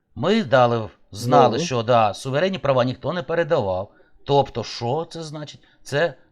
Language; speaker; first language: Ukrainian; native; Ukrainian